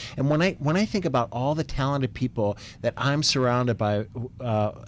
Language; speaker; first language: English; native; English